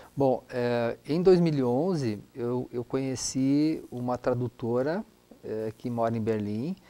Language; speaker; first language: Portuguese; non-native, local second language; German